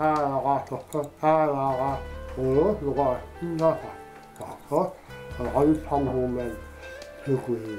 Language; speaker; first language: Mongolian; non-native, learner; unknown